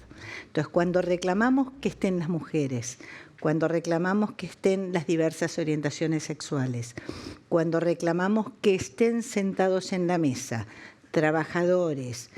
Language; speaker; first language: Spanish; native; Spanish